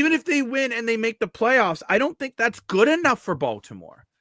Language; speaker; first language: English; native; English